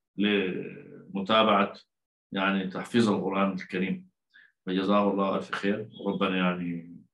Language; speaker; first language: Arabic; native; Arabic